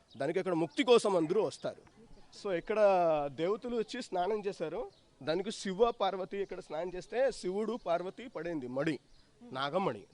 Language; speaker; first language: Telugu; non-native, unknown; Hindi